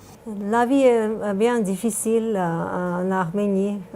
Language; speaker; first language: French; non-native, fluent; Armenian